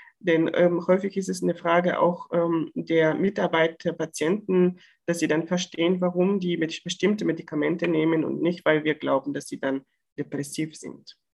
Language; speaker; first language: German; non-native, fluent; Bulgarian